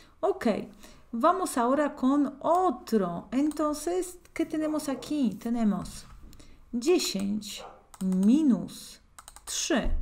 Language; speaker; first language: Spanish; non-native, fluent; Polish